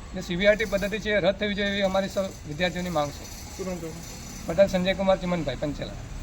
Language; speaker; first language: Gujarati; native; Gujarati